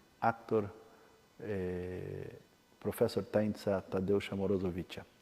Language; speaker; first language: Polish; non-native, learner; Portuguese